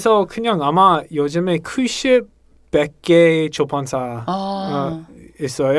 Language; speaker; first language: Korean; non-native, learner; English